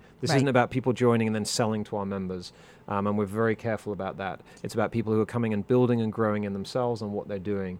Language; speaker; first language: English; non-native, local second language; French